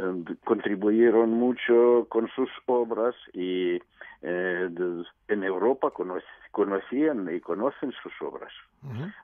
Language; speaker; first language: Spanish; non-native, fluent; Russian